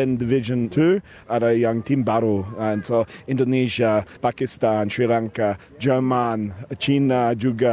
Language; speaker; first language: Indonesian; non-native, fluent; English